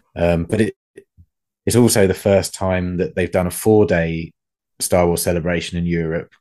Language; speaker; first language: English; native; English